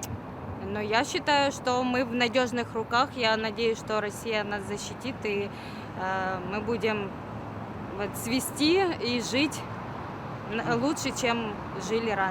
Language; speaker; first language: Russian; native; Russian